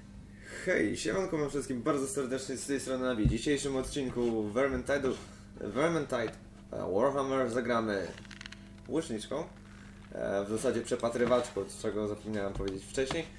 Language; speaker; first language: Polish; native; Polish